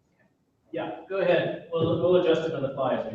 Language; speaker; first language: English; native; English